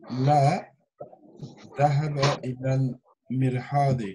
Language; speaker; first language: Arabic; non-native, learner; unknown